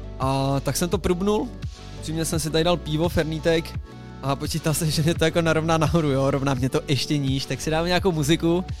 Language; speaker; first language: Czech; native; Czech